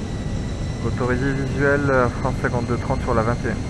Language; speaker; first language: French; native; French